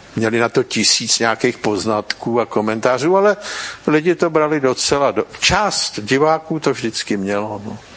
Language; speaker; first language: Czech; native; Czech